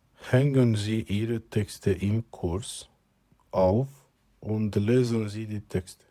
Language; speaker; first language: German; non-native, fluent; Romanian